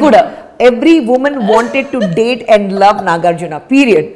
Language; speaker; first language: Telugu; non-native, fluent; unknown